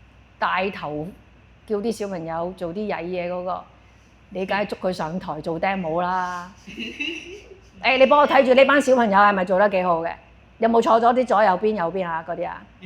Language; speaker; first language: Cantonese; native; Cantonese